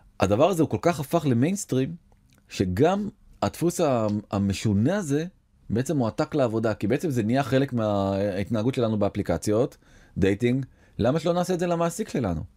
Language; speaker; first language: Hebrew; native; Hebrew